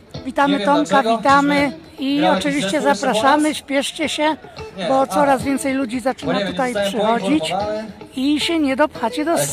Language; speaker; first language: Polish; native; Polish